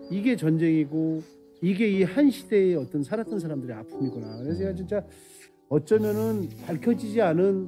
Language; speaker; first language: Korean; native; Korean